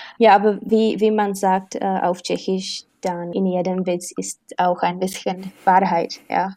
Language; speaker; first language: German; non-native, fluent; Czech